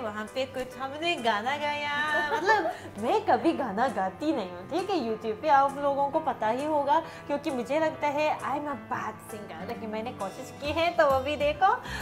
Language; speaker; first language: Hindi; non-native, fluent; Japanese